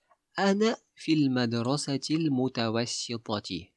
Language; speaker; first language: Arabic; non-native, fluent; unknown